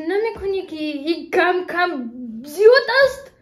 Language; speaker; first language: Persian; non-native, learner; German